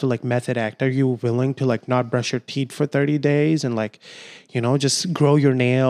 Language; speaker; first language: English; non-native, local second language; Urdu